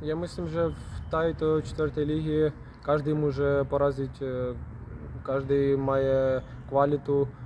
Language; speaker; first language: Czech; non-native, learner; Ukrainian